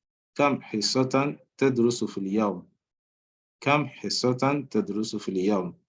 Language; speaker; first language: Arabic; non-native, fluent; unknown